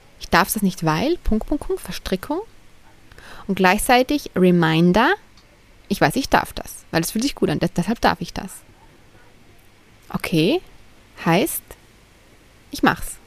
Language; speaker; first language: German; native; German